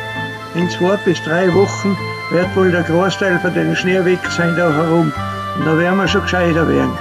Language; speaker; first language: German; native; German